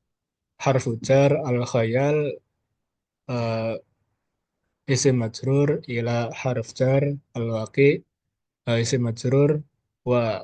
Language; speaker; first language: Arabic; non-native, learner; Indonesian